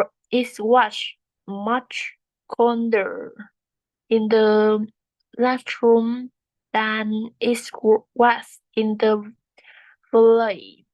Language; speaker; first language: English; non-native, learner; Vietnamese